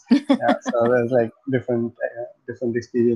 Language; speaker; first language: English; non-native, local second language; Bangla